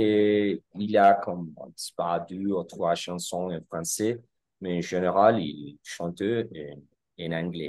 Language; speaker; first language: French; non-native, learner; Spanish